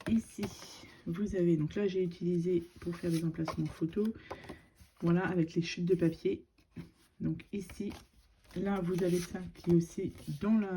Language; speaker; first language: French; native; French